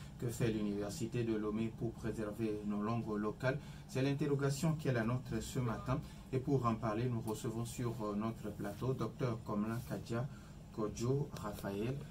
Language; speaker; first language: French; non-native, local second language; Ewe